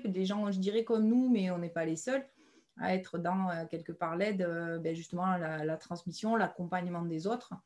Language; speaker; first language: French; native; French